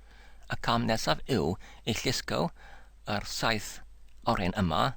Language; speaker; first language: Welsh; non-native, learner; English